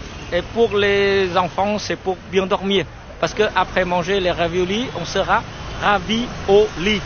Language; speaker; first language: French; non-native, fluent; Vietnamese